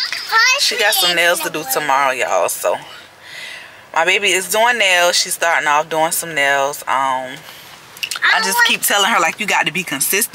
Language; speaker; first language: English; native; English